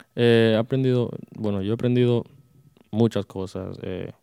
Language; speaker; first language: Spanish; early bilingual, heritage; Spanish